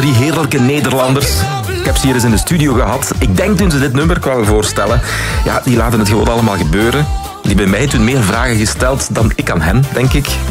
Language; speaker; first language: Dutch; native; Dutch